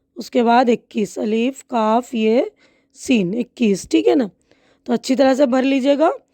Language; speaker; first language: Hindi; native; Hindi